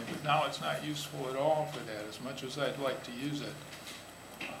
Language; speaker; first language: English; native; English